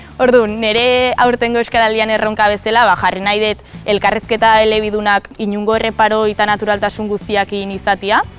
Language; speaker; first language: Basque; native; Basque